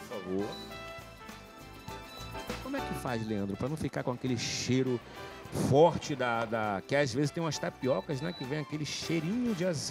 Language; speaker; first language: Portuguese; native; Portuguese